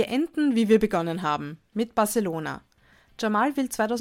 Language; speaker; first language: German; native; German